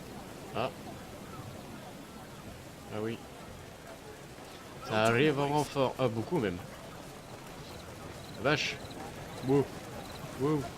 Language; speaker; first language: French; native; French